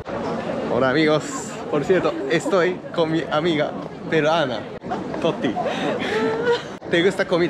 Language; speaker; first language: Spanish; non-native, learner; Japanese